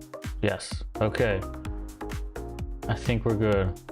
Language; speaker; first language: English; native; English